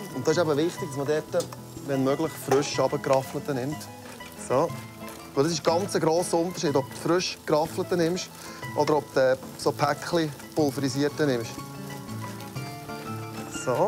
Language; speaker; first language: German; native; German